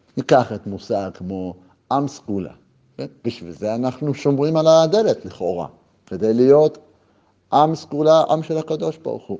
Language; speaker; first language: Hebrew; native; Hebrew